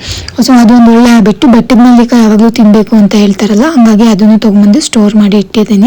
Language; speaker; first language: Kannada; native; Kannada